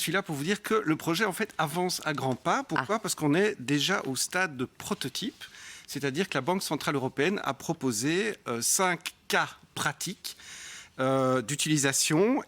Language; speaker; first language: French; native; French